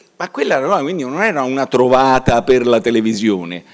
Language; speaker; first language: Italian; native; Italian